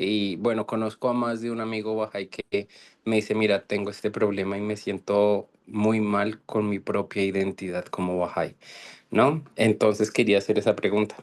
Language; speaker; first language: Spanish; native; Spanish